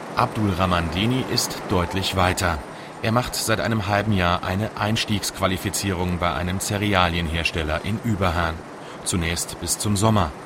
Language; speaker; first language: German; native; German